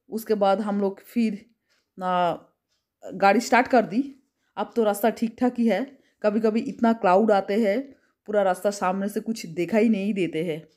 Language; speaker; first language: Hindi; non-native, local second language; Bangla